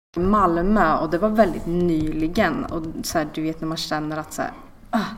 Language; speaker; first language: Swedish; native; Swedish